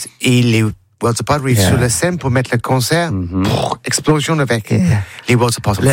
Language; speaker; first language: French; non-native, learner; English